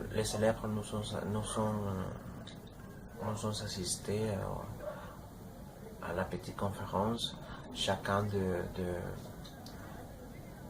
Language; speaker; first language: French; non-native, learner; Spanish